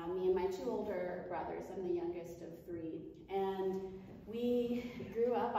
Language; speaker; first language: English; native; English